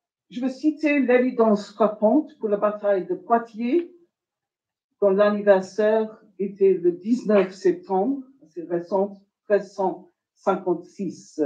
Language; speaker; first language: French; non-native, fluent; English